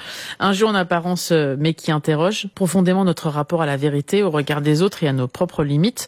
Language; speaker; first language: French; native; French